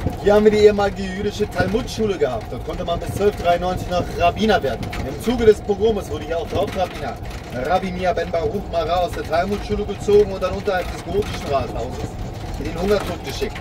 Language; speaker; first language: German; native; German